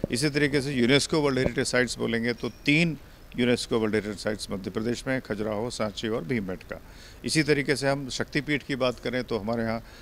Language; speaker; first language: Hindi; native; Hindi